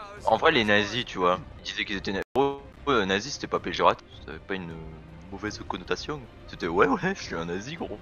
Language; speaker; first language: French; native; French